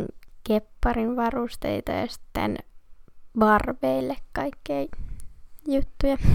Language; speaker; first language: Finnish; native; Finnish